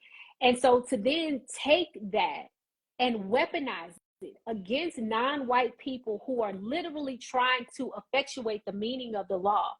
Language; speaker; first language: English; native; English